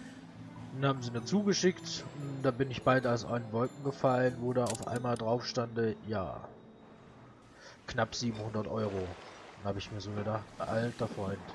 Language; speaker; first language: German; native; German